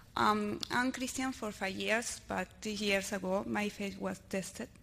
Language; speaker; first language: English; early bilingual, other home language; Spanish